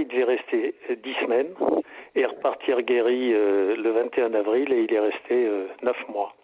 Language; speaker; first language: French; native; French